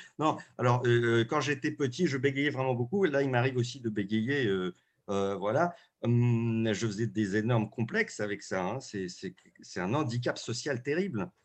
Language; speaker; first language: French; early bilingual, other home language; Russian